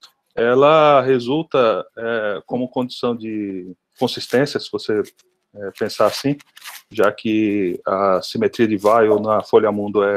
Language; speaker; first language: Portuguese; native; Portuguese